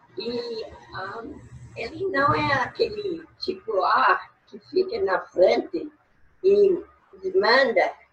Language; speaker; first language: Portuguese; non-native, fluent; English